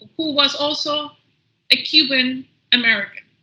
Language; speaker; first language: English; early bilingual, other home language; Spanish